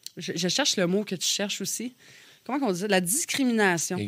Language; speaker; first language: French; native; French